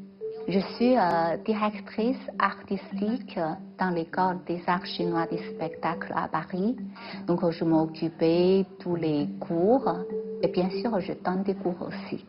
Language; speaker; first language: French; non-native, fluent; Chinese